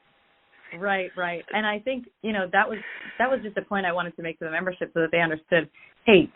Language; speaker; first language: English; native; English